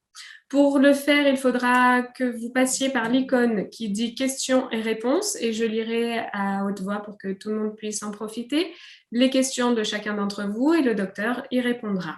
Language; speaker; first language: French; native; French